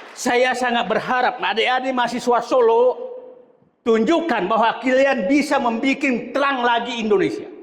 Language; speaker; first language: Indonesian; non-native, local second language; Buginese